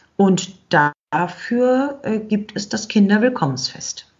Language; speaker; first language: German; native; German